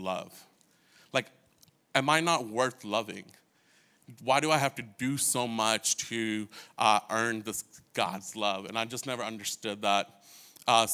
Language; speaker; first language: English; early bilingual, other home language; Hindi